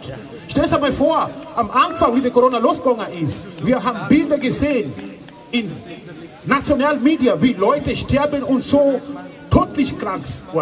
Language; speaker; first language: German; non-native, fluent; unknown